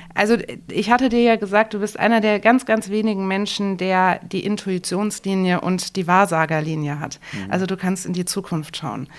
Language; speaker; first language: German; native; German